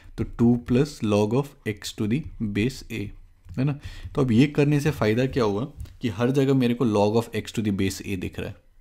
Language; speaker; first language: Hindi; native; Hindi